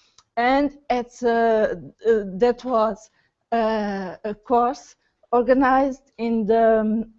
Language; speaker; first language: English; non-native, learner; Portuguese